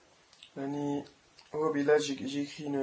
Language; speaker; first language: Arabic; non-native, learner; French